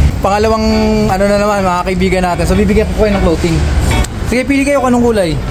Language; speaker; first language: Filipino; native; Filipino